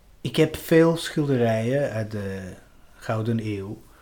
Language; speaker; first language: Dutch; non-native, fluent; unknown